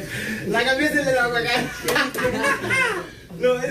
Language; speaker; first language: Spanish; non-native, fluent; Portuguese